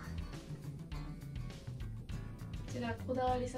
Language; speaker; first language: Japanese; native; Japanese